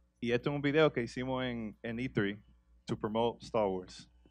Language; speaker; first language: Spanish; early bilingual, heritage; Spanish